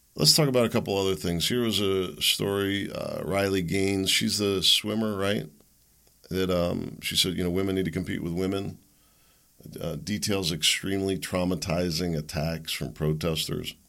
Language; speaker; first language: English; early bilingual, other home language; German